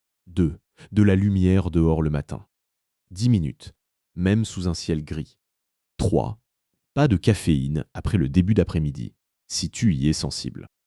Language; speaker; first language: French; native; French